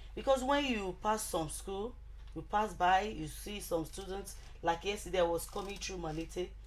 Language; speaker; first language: English; non-native, local second language; Yoruba